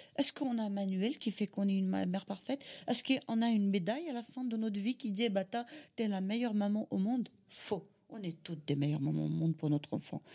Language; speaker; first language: French; non-native, local second language; Kabyle